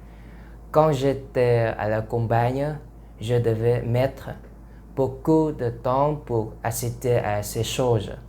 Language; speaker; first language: French; non-native, learner; Vietnamese